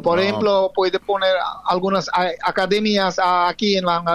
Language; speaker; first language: Spanish; non-native, fluent; Bangla